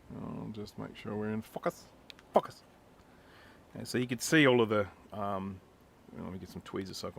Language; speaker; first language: English; native; English